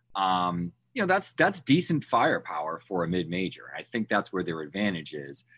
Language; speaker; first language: English; native; English